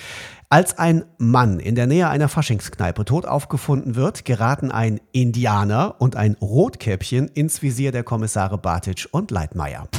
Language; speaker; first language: German; native; German